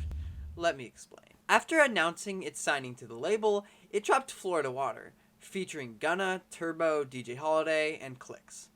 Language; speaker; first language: English; native; English